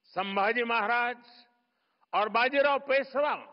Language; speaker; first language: Hindi; non-native, local second language; Gujarati